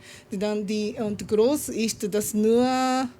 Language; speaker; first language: German; non-native, learner; Japanese